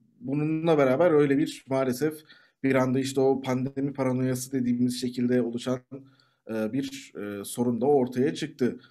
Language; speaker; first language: Turkish; native; Turkish